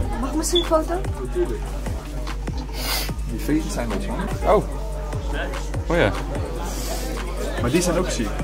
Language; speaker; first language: Dutch; native; Dutch